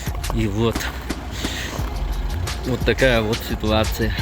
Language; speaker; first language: Russian; native; Russian